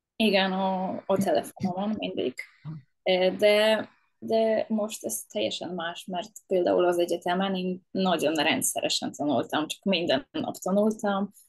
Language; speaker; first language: Hungarian; non-native, fluent; Polish